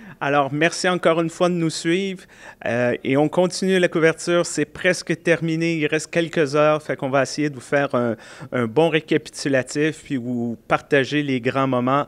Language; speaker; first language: French; native; French